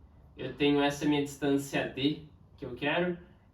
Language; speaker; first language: Portuguese; native; Portuguese